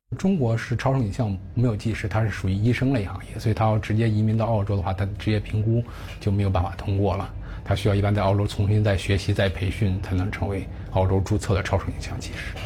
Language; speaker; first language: Chinese; native; Chinese